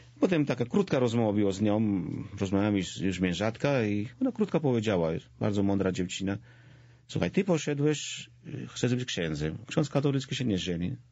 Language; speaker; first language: Polish; non-native, fluent; Georgian